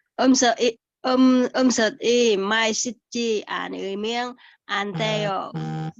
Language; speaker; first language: Korean; non-native, learner; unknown